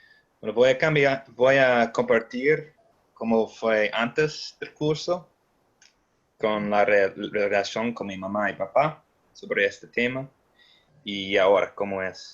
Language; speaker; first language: Spanish; non-native, fluent; English